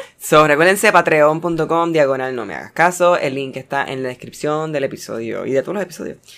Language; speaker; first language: Spanish; early bilingual, heritage; Spanish